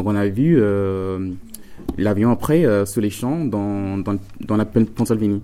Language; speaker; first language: French; non-native, fluent; English